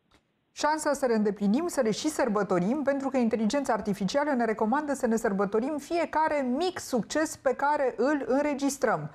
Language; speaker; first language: Romanian; native; Romanian